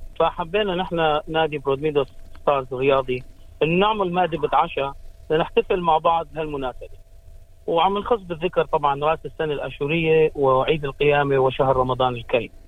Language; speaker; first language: Arabic; native; Arabic